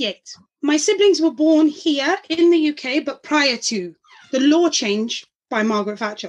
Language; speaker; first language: English; native; English